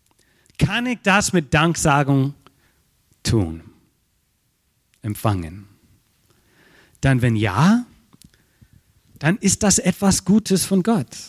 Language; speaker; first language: German; non-native, fluent; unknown